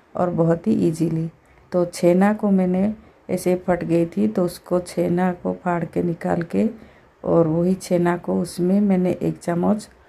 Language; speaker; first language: Hindi; native; Hindi